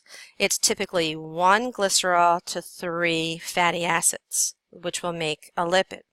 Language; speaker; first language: English; native; English